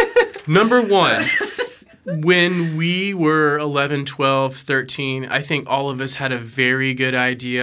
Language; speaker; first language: English; native; English